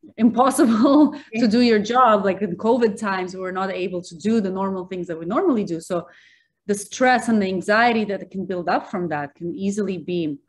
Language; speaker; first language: English; early bilingual, other home language; Russian